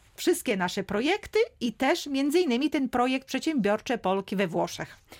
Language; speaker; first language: Polish; native; Polish